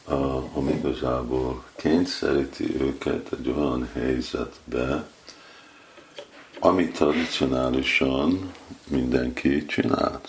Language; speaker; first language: Hungarian; non-native, fluent; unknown